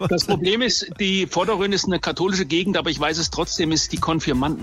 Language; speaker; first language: German; native; German